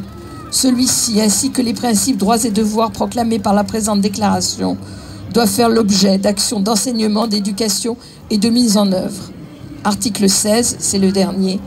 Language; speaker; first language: French; native; French